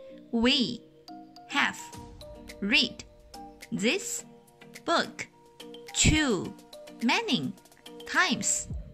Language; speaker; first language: English; non-native, fluent; Chinese